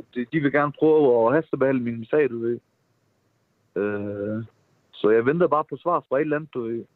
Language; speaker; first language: Danish; early bilingual, other home language; Persian